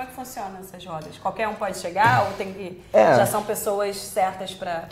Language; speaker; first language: Portuguese; native; Portuguese